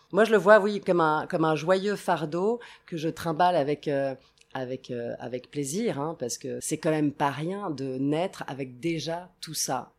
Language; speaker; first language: French; non-native, fluent; Italian